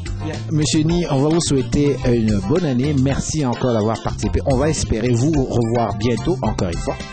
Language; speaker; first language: French; native; French